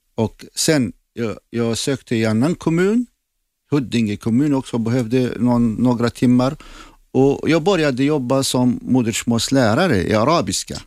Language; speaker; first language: Swedish; non-native, fluent; Assyrian Neo-Aramaic